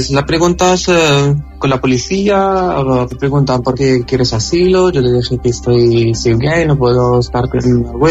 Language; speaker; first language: Spanish; non-native, learner; Arabic